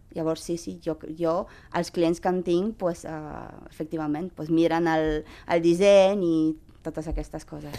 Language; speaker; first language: Catalan; non-native, fluent; Romanian